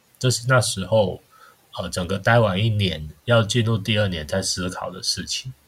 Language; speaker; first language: Chinese; native; Chinese